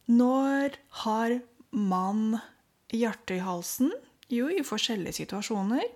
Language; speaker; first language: Norwegian; non-native, fluent; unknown